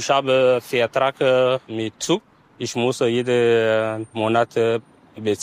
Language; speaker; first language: German; non-native, learner; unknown